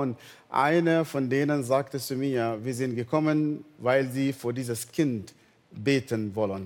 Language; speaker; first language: German; non-native, fluent; Arabic